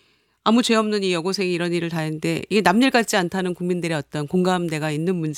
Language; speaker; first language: Korean; native; Korean